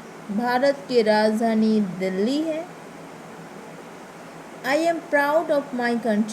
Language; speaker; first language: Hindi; non-native, local second language; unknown